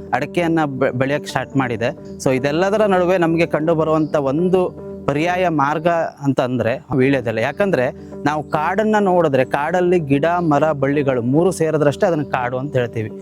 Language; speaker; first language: Kannada; native; Kannada